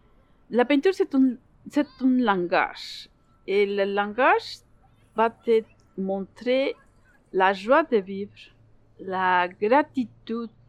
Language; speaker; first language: French; non-native, learner; Spanish